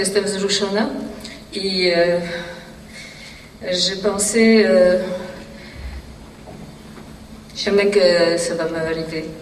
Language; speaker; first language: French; non-native, fluent; Polish